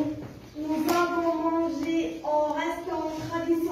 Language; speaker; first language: French; non-native, learner; Arabic